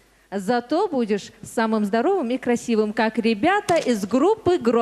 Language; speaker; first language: Russian; non-native, local second language; Chechen